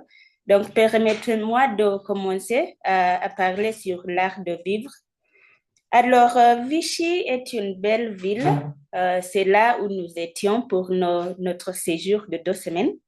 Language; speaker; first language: French; non-native, fluent; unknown